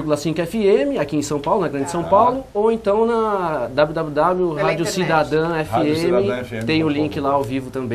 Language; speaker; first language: Portuguese; native; Portuguese